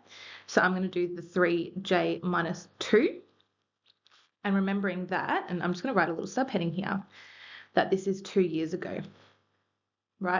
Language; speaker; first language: English; native; English